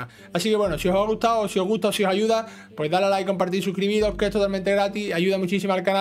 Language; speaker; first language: Spanish; native; Spanish